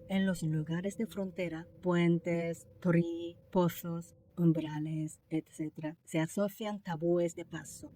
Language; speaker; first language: Spanish; non-native, fluent; Japanese